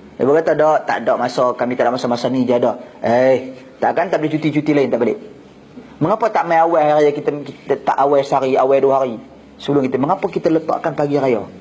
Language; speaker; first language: Malay; native; Malay